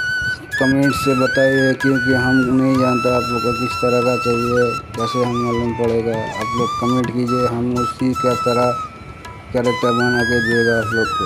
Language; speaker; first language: Hindi; non-native, local second language; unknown